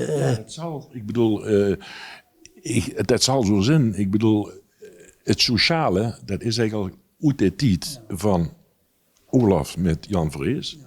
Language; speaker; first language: Dutch; native; Dutch